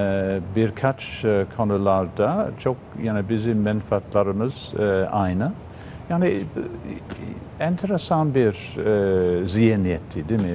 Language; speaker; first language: Turkish; non-native, fluent; English